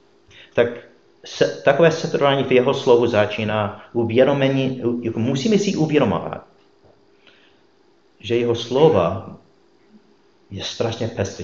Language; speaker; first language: Czech; non-native, fluent; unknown